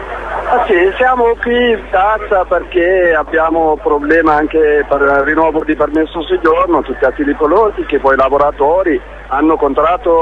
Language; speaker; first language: Italian; non-native, learner; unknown